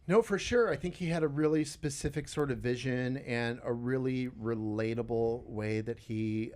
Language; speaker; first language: English; native; English